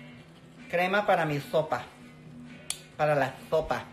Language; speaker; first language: Spanish; non-native, learner; English